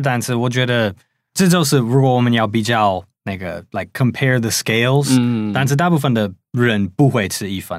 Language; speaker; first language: Chinese; non-native, fluent; English